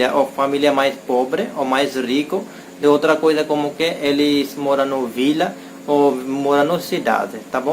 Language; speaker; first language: Portuguese; non-native, learner; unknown